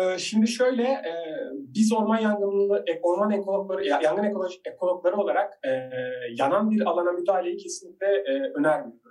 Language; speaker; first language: Turkish; native; Turkish